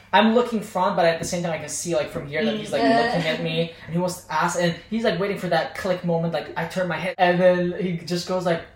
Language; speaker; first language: English; non-native, fluent; Azerbaijani